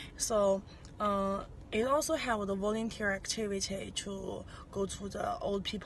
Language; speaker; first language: English; non-native, learner; Chinese